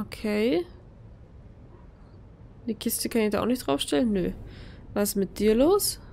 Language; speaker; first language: German; native; German